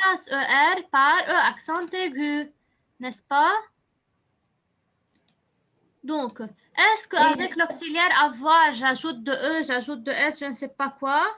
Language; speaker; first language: French; non-native, local second language; Arabic